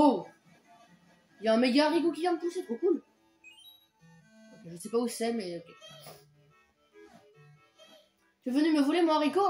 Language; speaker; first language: French; native; French